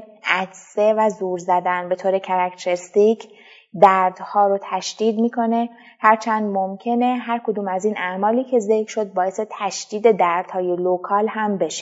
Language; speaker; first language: Persian; native; Persian